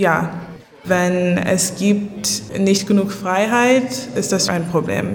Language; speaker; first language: German; non-native, learner; English